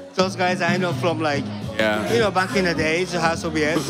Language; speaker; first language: English; non-native, learner; Japanese